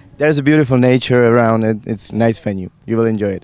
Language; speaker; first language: English; non-native, fluent; Czech